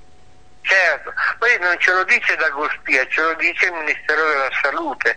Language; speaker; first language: Italian; native; Italian